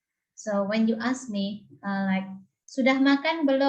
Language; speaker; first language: English; non-native, fluent; Indonesian